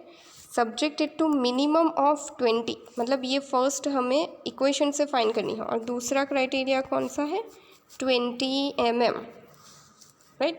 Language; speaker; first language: Hindi; native; Hindi